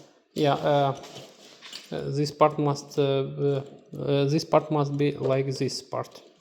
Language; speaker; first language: English; non-native, learner; Ukrainian